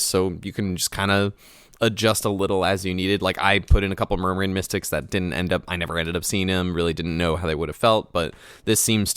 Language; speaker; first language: English; native; English